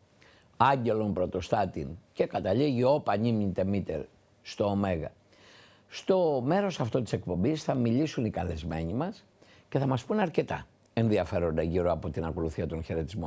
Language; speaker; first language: Greek; native; Greek